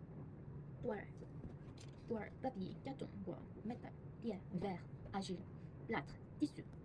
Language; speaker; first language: French; non-native, learner; Korean